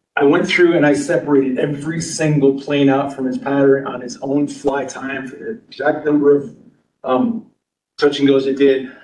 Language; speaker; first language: English; native; English